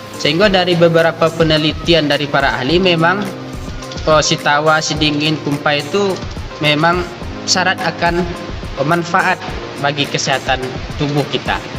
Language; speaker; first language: Malay; non-native, local second language; Minangkabau